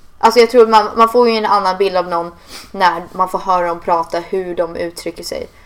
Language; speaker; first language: Swedish; native; Swedish